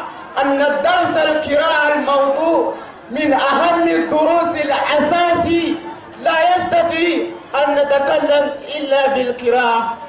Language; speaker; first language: Arabic; non-native, learner; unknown